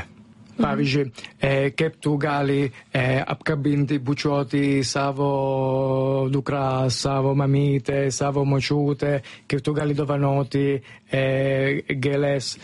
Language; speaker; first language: Lithuanian; non-native, fluent; Italian